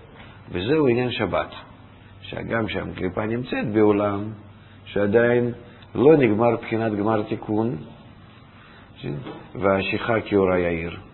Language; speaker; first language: Hebrew; non-native, fluent; Russian